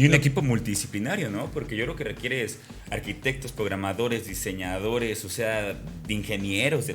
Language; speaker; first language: Spanish; native; Spanish